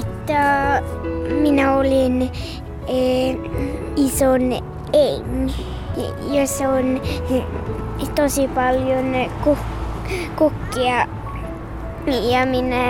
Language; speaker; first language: Finnish; early bilingual, heritage; Finnish